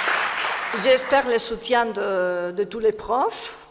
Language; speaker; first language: French; non-native, fluent; Spanish